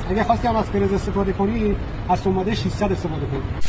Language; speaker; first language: Persian; native; Persian